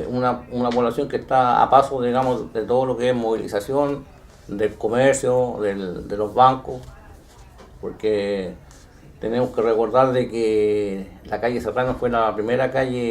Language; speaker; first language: Spanish; native; Spanish